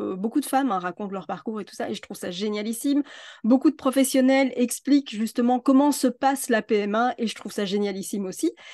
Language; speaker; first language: French; native; French